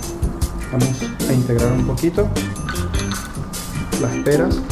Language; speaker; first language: Spanish; native; Spanish